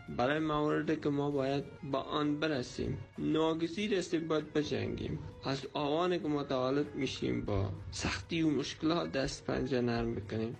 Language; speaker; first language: Persian; native; Persian